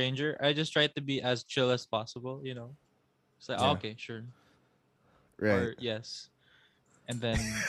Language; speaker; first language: English; non-native, local second language; Filipino